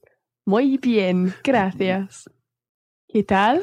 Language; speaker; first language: Spanish; non-native, learner; English